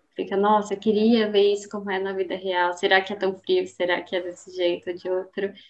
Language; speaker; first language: Portuguese; native; Portuguese